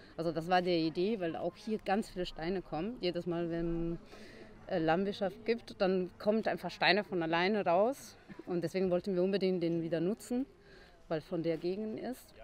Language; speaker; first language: German; non-native, fluent; Italian